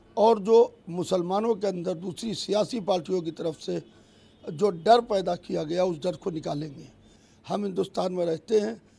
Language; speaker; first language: Hindi; native; Hindi